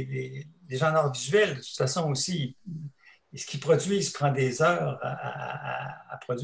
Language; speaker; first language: French; native; French